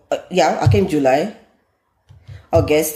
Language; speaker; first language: English; non-native, local second language; Ewe